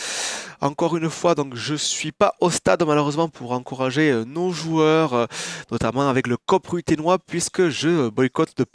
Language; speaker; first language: French; native; French